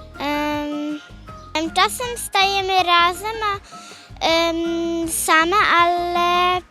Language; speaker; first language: Polish; early bilingual, heritage; Polish